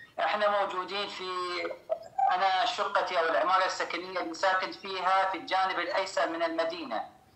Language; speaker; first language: Arabic; native; Arabic